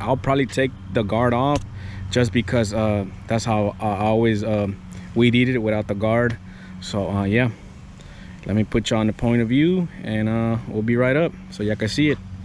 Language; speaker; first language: English; early bilingual, other home language; Spanish